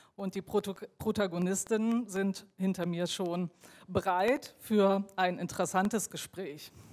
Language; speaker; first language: German; native; German